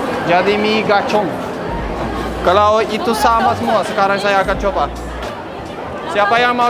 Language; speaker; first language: Indonesian; non-native, fluent; Norwegian